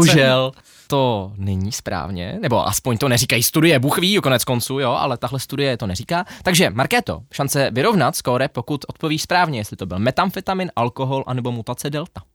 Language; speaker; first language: Czech; native; Czech